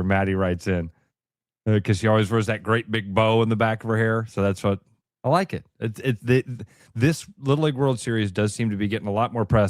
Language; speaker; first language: English; native; English